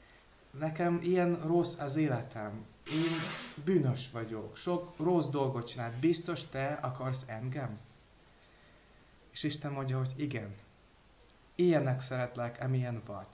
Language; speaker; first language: Hungarian; non-native, learner; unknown